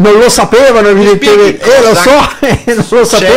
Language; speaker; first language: Italian; native; Italian